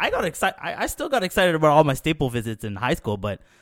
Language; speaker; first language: English; early bilingual, other home language; Tamil